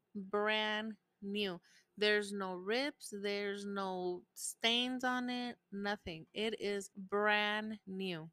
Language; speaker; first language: English; early bilingual, other home language; Spanish